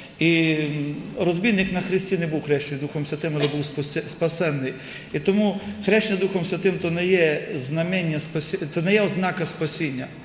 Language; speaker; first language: Ukrainian; native; Ukrainian